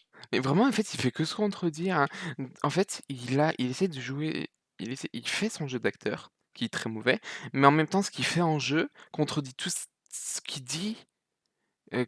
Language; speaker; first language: French; native; French